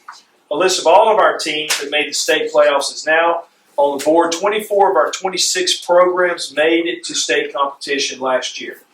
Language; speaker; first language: English; native; English